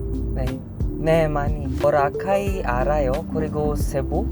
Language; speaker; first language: Korean; non-native, learner; Filipino